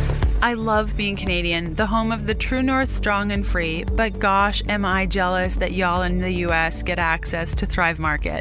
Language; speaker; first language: English; native; English